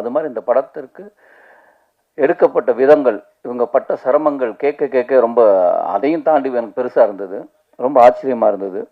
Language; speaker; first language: Tamil; native; Tamil